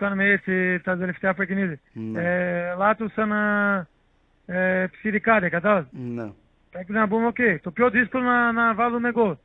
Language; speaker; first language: Greek; non-native, learner; Portuguese